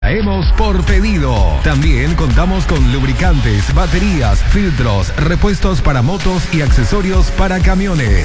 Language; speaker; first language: Spanish; native; Spanish